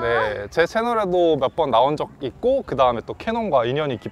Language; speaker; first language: Korean; native; Korean